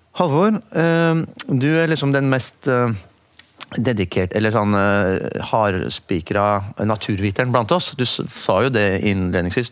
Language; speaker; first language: Norwegian; native; Norwegian